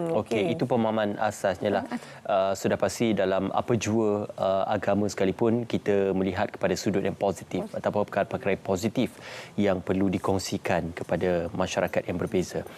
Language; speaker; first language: Malay; native; Malay